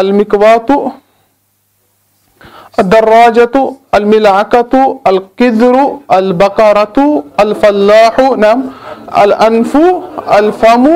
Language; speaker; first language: Arabic; non-native, fluent; Urdu